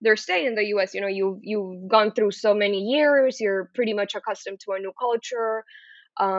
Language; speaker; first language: English; non-native, fluent; Spanish